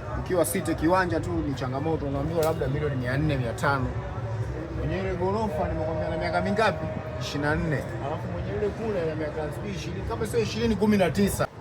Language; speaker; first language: Swahili; native; Swahili